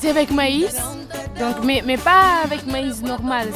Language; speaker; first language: French; non-native, fluent; Kabuverdianu